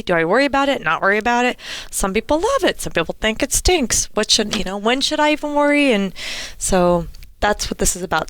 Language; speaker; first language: English; native; English